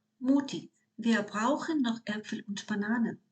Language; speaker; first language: German; non-native, fluent; Ukrainian